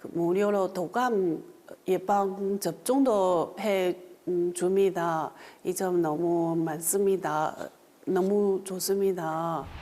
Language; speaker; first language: Korean; non-native, fluent; Chinese